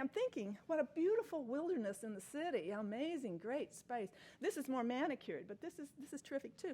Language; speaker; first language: English; native; English